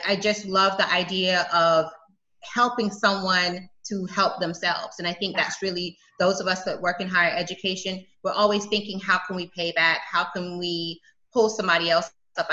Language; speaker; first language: English; native; English